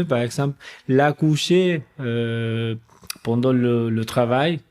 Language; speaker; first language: French; non-native, fluent; Spanish